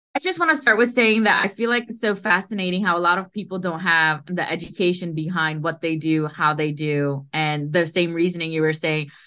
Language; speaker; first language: English; early bilingual, other home language; Hindi